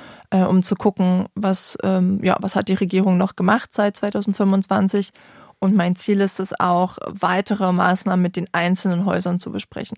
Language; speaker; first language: German; native; German